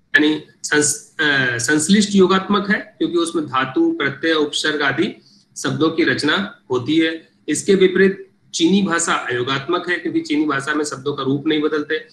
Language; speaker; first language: Hindi; native; Hindi